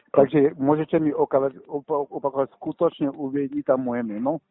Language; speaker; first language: Slovak; non-native, fluent; Bambara